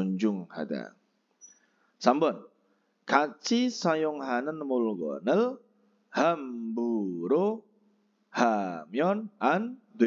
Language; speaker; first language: Korean; non-native, fluent; Indonesian